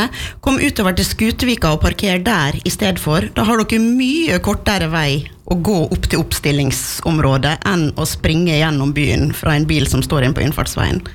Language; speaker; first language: Norwegian; native; Norwegian